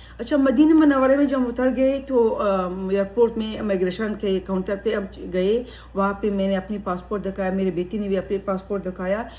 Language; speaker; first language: Urdu; non-native, fluent; Persian